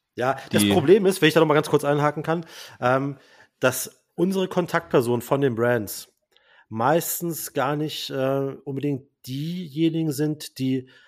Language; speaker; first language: German; native; German